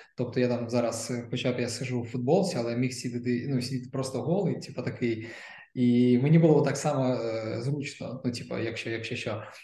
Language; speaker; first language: Ukrainian; non-native, local second language; Russian